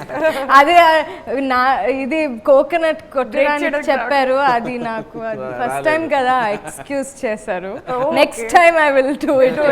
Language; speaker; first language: Telugu; non-native, local second language; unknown